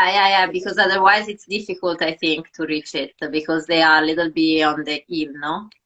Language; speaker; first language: English; non-native, fluent; Italian